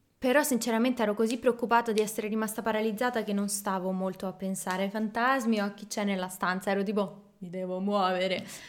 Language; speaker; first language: Italian; native; Italian